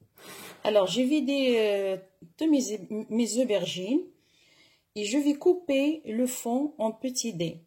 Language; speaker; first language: French; non-native, local second language; Arabic